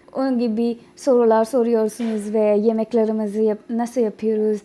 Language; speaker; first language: Turkish; non-native, fluent; Urdu